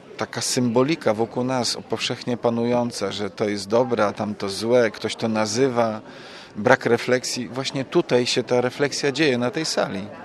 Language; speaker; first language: Polish; native; Polish